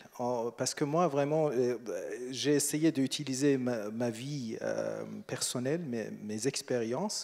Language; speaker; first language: French; non-native, fluent; Persian